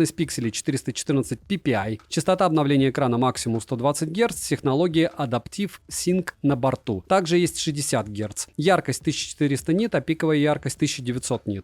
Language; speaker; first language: Russian; native; Russian